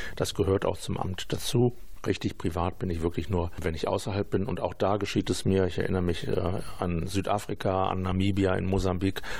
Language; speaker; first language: German; native; German